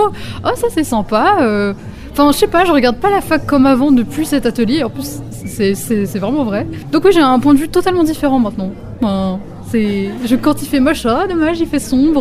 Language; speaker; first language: French; native; French